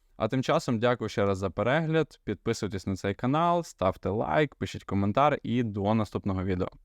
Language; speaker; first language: Ukrainian; non-native, local second language; Russian